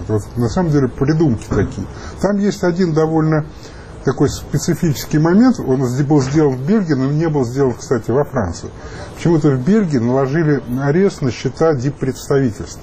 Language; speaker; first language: Russian; native; Russian